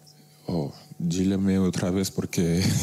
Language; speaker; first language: Spanish; non-native, fluent; French